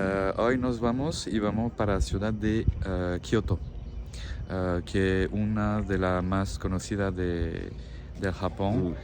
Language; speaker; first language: Spanish; non-native, fluent; French